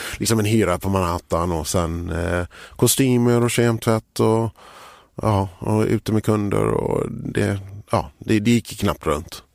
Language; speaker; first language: Swedish; early bilingual, other home language; English